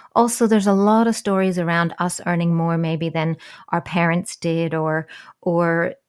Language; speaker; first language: English; native; English